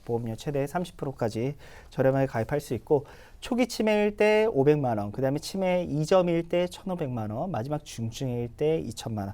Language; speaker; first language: Korean; native; Korean